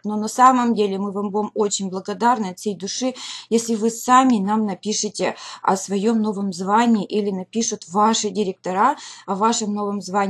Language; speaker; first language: Russian; native; Russian